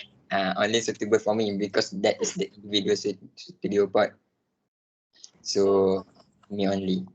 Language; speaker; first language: English; non-native, local second language; Malay